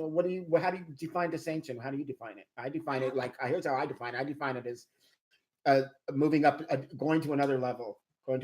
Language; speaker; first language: English; native; English